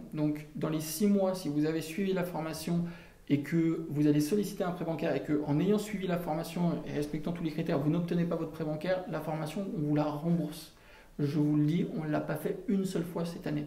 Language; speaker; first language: French; native; French